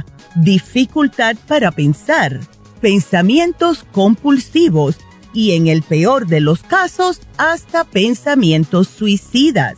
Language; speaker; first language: Spanish; native; Spanish